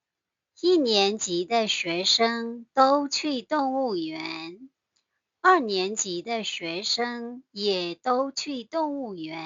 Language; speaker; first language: Chinese; non-native, fluent; Burmese